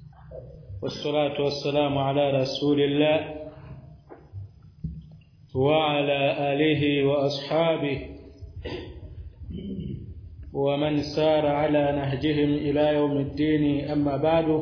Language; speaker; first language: Arabic; non-native, fluent; Swahili